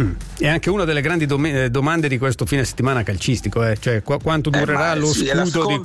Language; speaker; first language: Italian; native; Italian